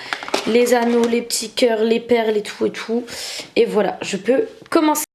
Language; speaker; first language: French; native; French